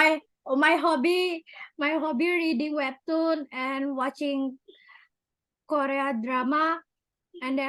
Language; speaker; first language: English; non-native, learner; Indonesian